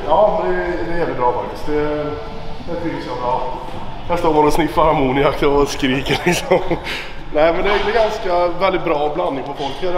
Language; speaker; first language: Swedish; native; Swedish